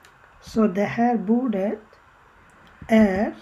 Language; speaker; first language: Swedish; non-native, learner; Bangla